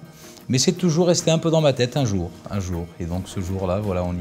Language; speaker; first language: French; early bilingual, other home language; Portuguese